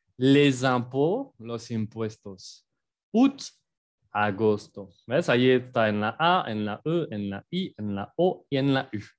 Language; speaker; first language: Spanish; non-native, fluent; French